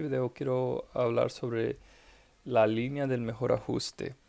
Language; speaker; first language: Spanish; early bilingual, heritage; English